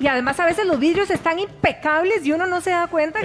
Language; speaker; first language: Spanish; native; Spanish